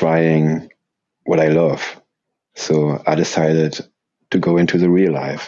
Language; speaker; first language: English; non-native, fluent; German